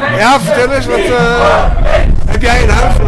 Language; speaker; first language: Dutch; native; Dutch